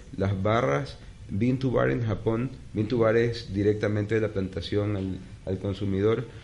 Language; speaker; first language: Spanish; native; Spanish